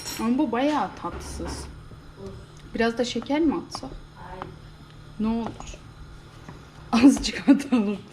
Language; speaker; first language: Turkish; native; Turkish